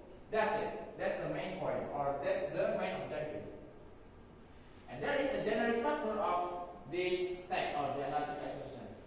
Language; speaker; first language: English; non-native, fluent; Indonesian